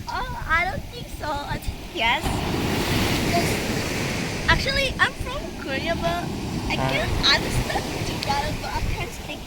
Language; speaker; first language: English; non-native, fluent; Korean